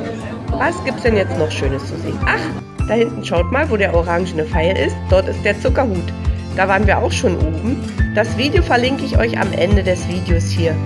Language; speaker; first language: German; native; German